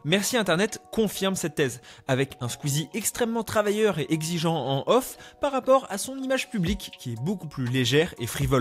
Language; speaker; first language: French; native; French